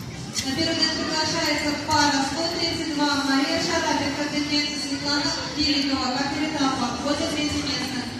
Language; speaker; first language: Russian; native; Russian